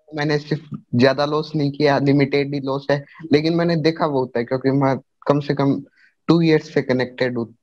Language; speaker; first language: Hindi; native; Hindi